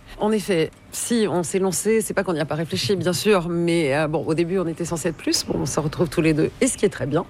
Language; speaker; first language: French; native; French